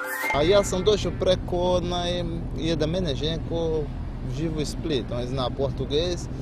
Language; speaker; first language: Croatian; non-native, learner; Portuguese